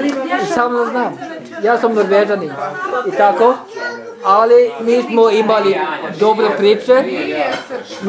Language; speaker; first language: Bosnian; non-native, learner; Norwegian